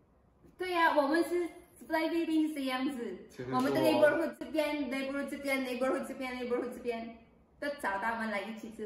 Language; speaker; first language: Chinese; non-native, learner; Filipino